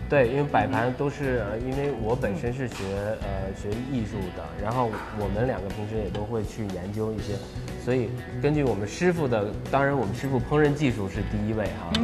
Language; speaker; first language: Chinese; native; Chinese